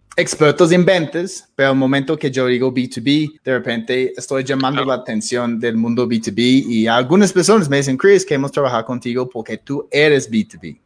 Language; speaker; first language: Spanish; non-native, fluent; English